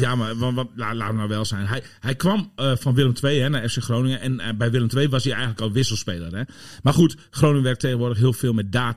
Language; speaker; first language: Dutch; native; Dutch